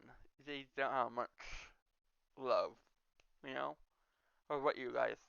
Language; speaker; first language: English; non-native, learner; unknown